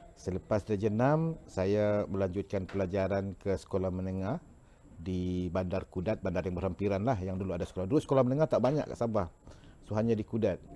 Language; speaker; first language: Malay; non-native, local second language; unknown